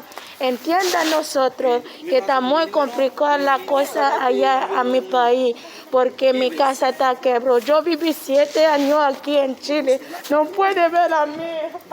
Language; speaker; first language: Spanish; non-native, learner; Haitian Creole